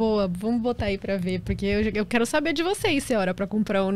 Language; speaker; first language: Portuguese; native; Portuguese